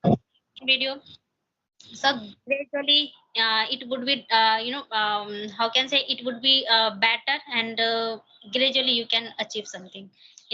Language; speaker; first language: English; non-native, learner; Hindi